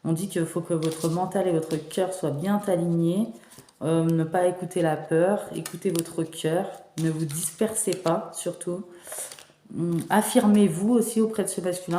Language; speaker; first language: French; native; French